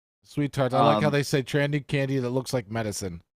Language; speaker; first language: English; native; English